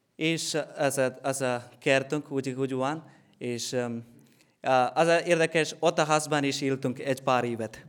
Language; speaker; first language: Hungarian; non-native, learner; Malayalam